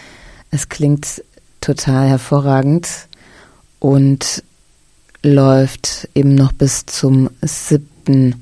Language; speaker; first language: German; native; German